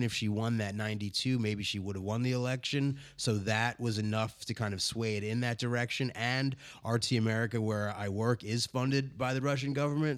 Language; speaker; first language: English; native; English